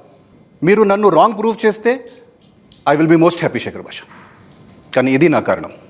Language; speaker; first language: Telugu; non-native, fluent; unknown